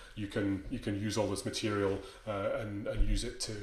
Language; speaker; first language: English; native; English